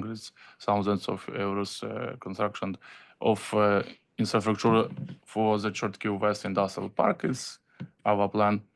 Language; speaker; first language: English; non-native, learner; Ukrainian